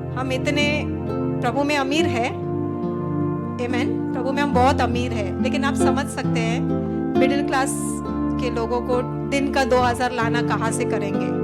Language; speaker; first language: Hindi; non-native, local second language; Marathi